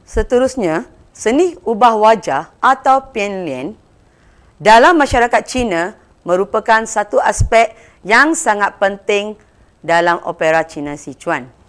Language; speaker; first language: Malay; non-native, local second language; Tamil